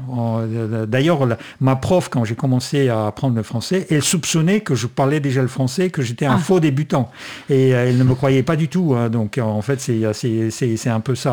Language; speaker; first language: French; non-native, fluent; Russian